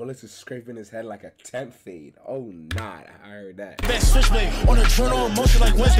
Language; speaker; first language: English; native; English